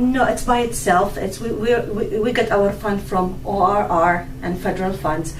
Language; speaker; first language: English; non-native, fluent; Arabic